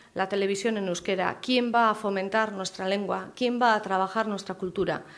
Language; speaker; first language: Spanish; native; Spanish